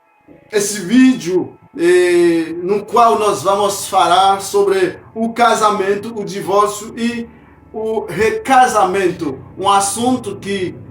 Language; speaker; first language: Portuguese; non-native, fluent; Haitian Creole